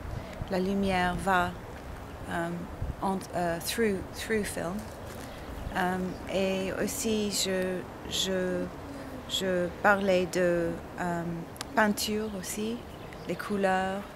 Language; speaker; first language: French; non-native, learner; English